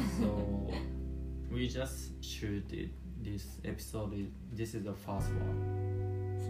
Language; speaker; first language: English; non-native, learner; Japanese